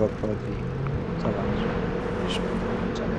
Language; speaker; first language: French; native; French